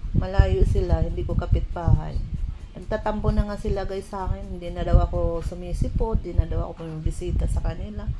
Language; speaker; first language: Filipino; non-native, local second language; Cebuano